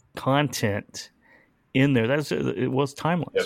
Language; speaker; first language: English; native; English